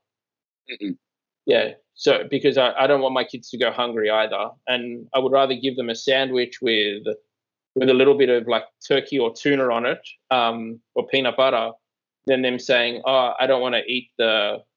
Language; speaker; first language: English; native; English